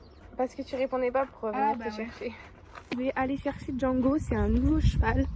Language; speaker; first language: French; native; French